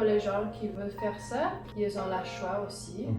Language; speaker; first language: French; non-native, learner; English